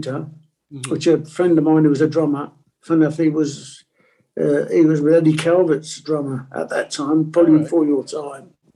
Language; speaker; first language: English; non-native, local second language; Italian